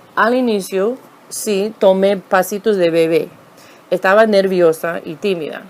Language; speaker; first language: Spanish; non-native, fluent; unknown